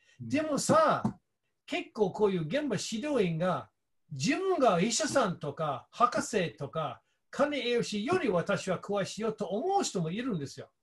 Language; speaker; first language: Japanese; non-native, fluent; English